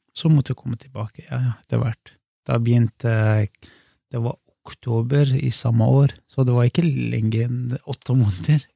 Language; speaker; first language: Norwegian; non-native, fluent; Kurdish